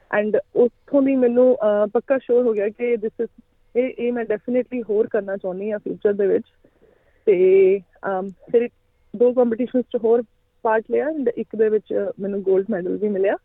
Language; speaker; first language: Punjabi; native; Punjabi